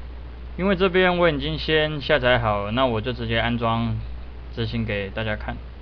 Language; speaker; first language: Chinese; native; Chinese